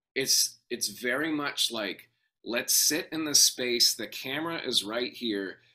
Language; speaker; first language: English; native; English